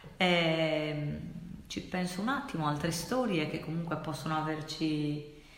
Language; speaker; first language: Italian; native; Italian